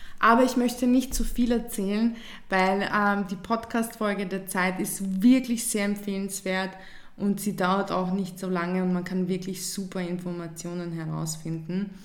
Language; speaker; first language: German; early bilingual, other home language; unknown